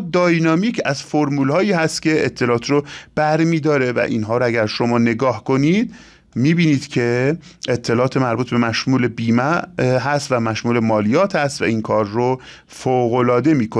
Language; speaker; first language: Persian; native; Persian